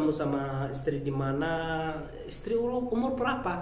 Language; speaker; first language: Indonesian; non-native, learner; Arabic